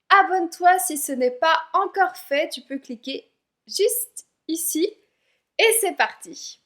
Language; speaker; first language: French; native; French